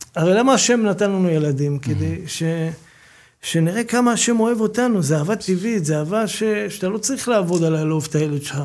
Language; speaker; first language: Hebrew; native; Hebrew